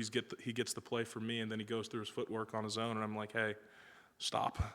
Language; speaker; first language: English; native; English